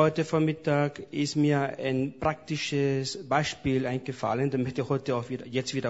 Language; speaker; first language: German; non-native, fluent; Spanish